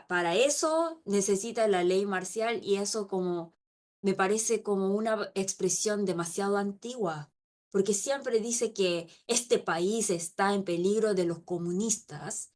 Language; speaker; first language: Spanish; non-native, local second language; Korean